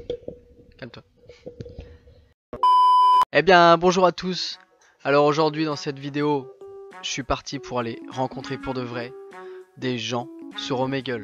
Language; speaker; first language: French; native; French